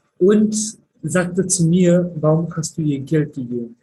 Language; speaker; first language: German; early bilingual, other home language; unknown